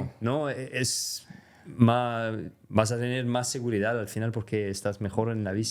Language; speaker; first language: Spanish; non-native, fluent; French